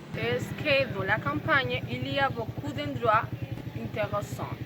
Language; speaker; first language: French; non-native, learner; Spanish